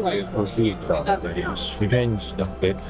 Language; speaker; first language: Japanese; native; Japanese